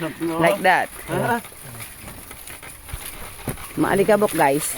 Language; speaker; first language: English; non-native, local second language; Filipino